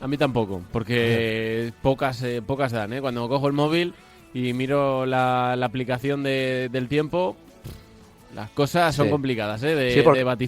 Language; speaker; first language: Spanish; native; Spanish